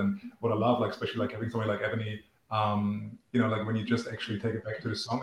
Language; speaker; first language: English; non-native, fluent; German